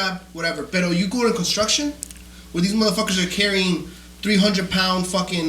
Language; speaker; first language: English; early bilingual, other home language; Spanish